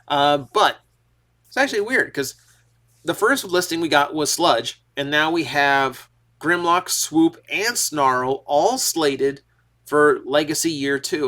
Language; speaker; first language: English; native; English